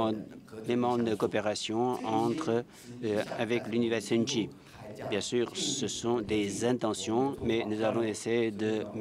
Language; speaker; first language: French; non-native, fluent; Chinese